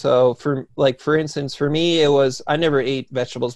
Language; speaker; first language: English; native; English